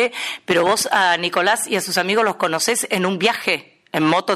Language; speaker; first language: Spanish; native; Spanish